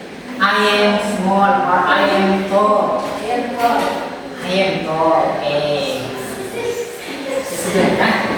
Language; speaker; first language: English; non-native, fluent; Indonesian